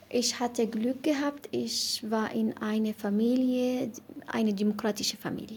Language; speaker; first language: German; non-native, learner; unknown